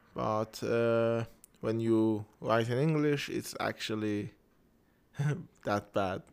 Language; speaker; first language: English; non-native, fluent; Persian